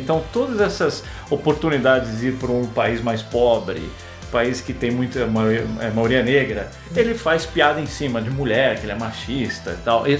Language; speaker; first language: Portuguese; non-native, fluent; French